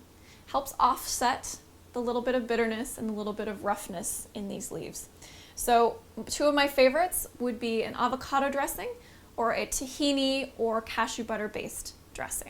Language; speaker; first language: English; native; English